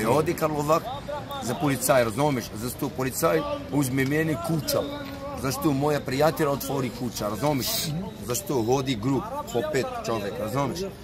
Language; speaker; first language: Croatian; non-native, learner; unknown